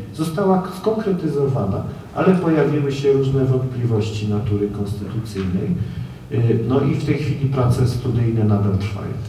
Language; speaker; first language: Polish; native; Polish